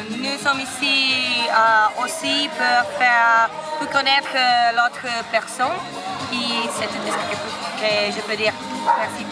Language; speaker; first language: French; non-native, learner; Croatian